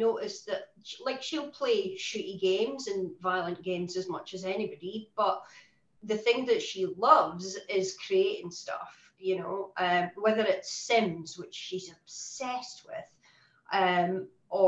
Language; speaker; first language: English; native; English